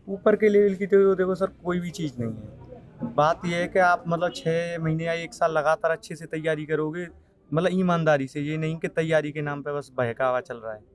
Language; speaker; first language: Hindi; native; Hindi